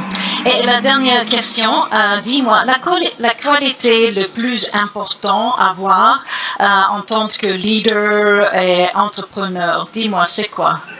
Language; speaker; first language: French; non-native, learner; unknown